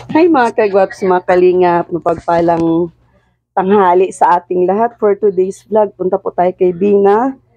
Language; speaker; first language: Filipino; non-native, local second language; Cebuano